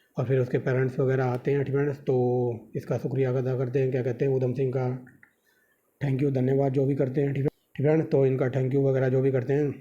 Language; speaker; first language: Hindi; native; Hindi